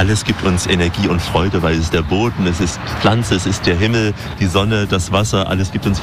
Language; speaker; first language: German; native; German